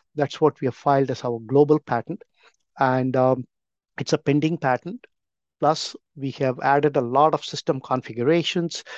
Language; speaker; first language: English; non-native, local second language; Tamil